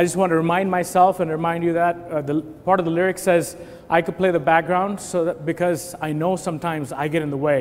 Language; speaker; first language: English; non-native, local second language; Telugu